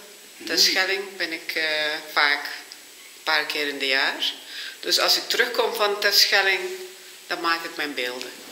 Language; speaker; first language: Dutch; non-native, fluent; Turkish